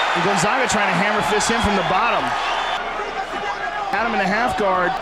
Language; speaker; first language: English; native; English